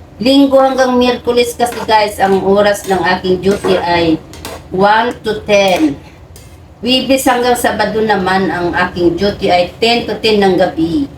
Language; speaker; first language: Filipino; non-native, local second language; Iloko